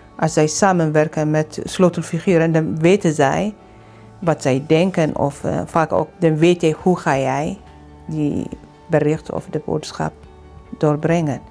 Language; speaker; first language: Dutch; non-native, fluent; Tigrinya